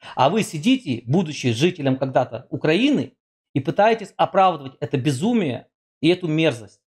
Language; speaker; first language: Russian; native; Russian